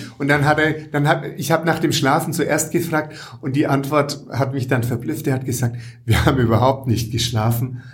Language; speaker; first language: German; native; German